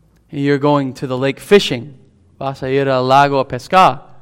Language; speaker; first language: English; native; English